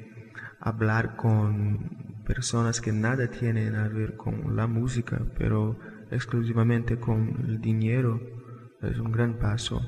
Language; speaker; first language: Spanish; non-native, fluent; Portuguese